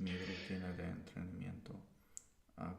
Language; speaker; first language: Spanish; non-native, learner; English